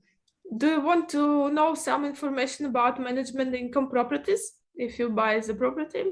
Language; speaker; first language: English; non-native, fluent; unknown